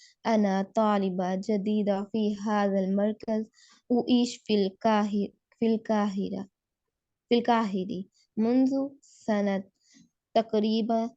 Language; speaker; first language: Arabic; non-native, learner; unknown